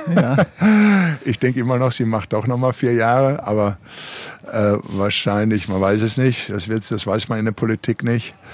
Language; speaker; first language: German; native; German